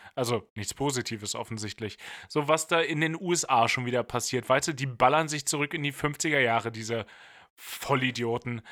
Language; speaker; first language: German; native; German